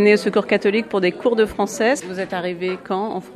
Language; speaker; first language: French; native; French